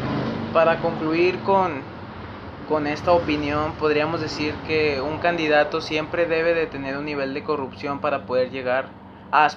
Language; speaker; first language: Spanish; native; Spanish